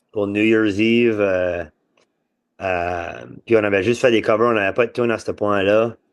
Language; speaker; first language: French; native; French